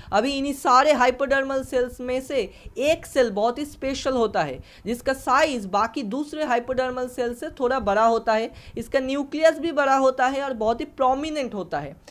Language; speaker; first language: Hindi; non-native, local second language; Bangla